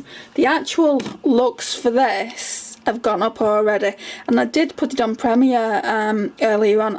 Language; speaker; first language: English; native; English